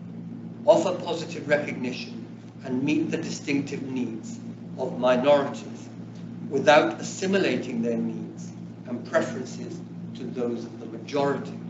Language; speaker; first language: English; early bilingual, other home language; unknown